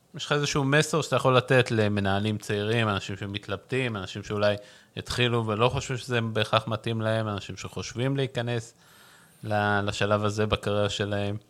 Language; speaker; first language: Hebrew; native; Hebrew